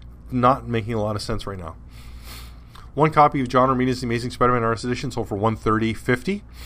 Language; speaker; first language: English; native; English